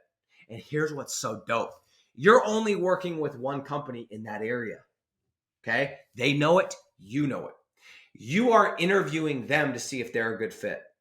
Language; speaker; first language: English; native; English